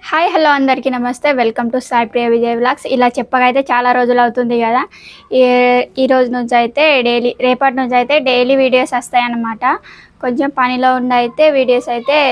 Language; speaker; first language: Telugu; native; Telugu